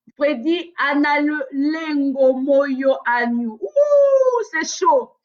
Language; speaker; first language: French; non-native, local second language; Lingala